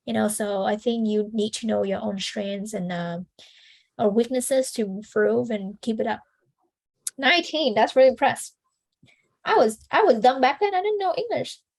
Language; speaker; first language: English; non-native, fluent; Vietnamese